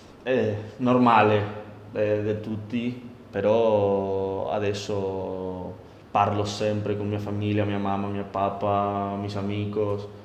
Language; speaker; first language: Italian; non-native, learner; Spanish